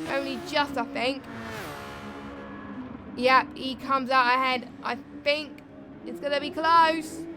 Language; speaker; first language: English; native; English